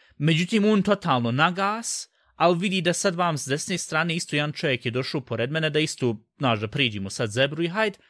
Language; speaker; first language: Bosnian; early bilingual, heritage; Bosnian